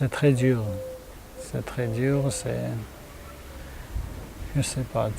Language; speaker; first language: French; non-native, learner; Armenian